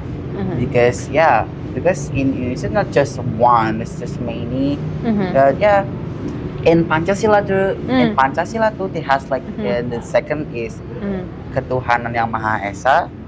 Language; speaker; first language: English; non-native, learner; Indonesian